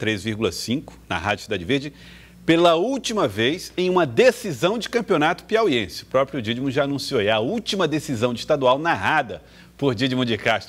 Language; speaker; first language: Portuguese; native; Portuguese